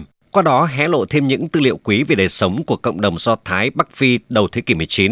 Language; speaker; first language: Vietnamese; native; Vietnamese